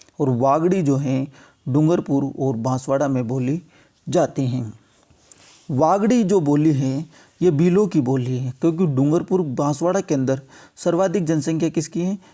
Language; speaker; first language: Hindi; native; Hindi